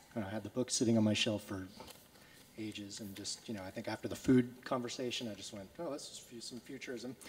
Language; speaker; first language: English; native; English